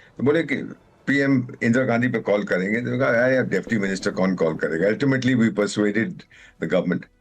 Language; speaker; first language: Hindi; native; Hindi